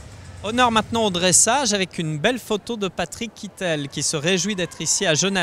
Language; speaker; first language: French; native; French